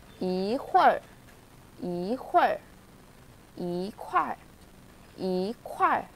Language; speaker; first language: Chinese; non-native, fluent; Vietnamese